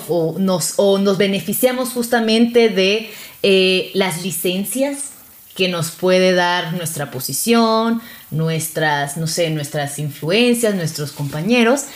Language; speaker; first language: Spanish; native; Spanish